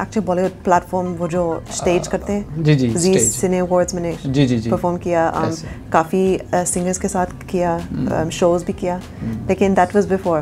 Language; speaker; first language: Hindi; early bilingual, heritage; Urdu